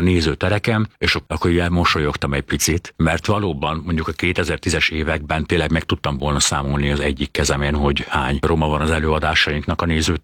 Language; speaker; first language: Hungarian; native; Hungarian